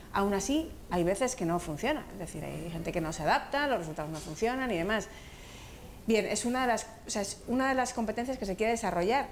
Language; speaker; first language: Spanish; native; Spanish